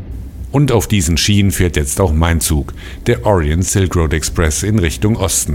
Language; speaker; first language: German; native; German